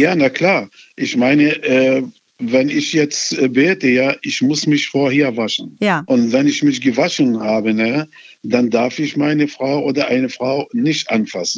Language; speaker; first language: German; non-native, fluent; Arabic